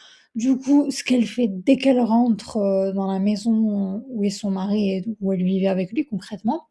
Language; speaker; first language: French; native; French